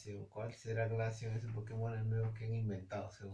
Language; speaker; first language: Spanish; native; Spanish